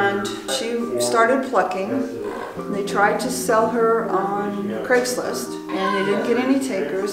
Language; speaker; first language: English; native; English